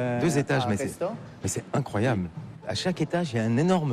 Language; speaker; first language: French; native; French